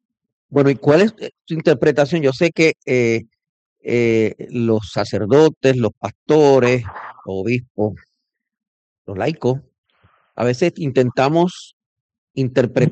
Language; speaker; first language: Spanish; native; Spanish